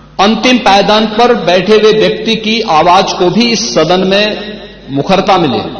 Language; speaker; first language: Hindi; native; Hindi